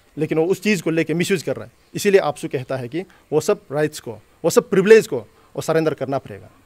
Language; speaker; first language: Hindi; non-native, local second language; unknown